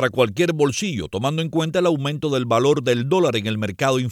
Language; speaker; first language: Spanish; native; Spanish